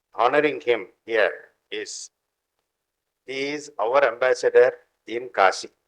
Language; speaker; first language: English; non-native, local second language; Tamil